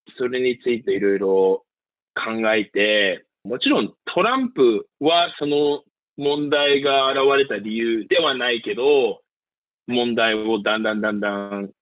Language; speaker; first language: Japanese; early bilingual, heritage; Japanese